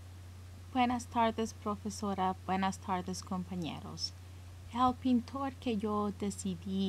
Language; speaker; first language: Spanish; early bilingual, heritage; English